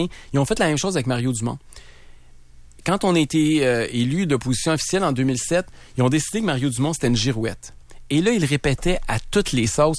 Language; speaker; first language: French; native; French